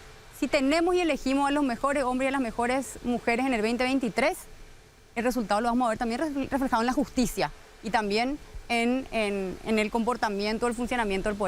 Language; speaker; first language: Spanish; native; Spanish